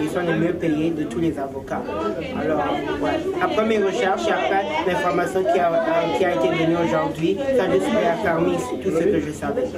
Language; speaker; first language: French; early bilingual, other home language; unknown